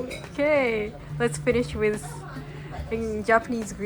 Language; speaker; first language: English; non-native, learner; Japanese